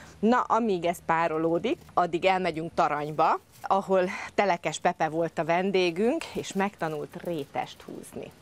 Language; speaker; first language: Hungarian; native; Hungarian